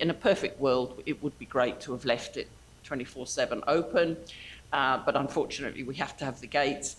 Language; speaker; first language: English; native; English